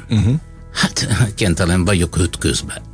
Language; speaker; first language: Hungarian; non-native, learner; Italian